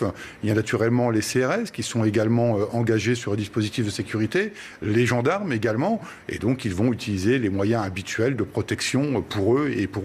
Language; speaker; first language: French; native; French